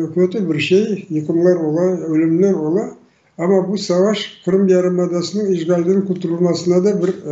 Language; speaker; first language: Turkish; non-native, fluent; Crimean Tatar